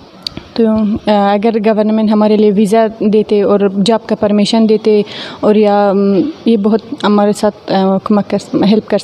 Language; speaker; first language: Hindi; non-native, fluent; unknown